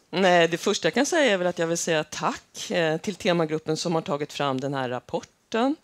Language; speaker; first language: Swedish; native; Swedish